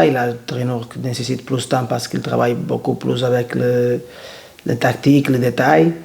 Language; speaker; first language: French; non-native, learner; Portuguese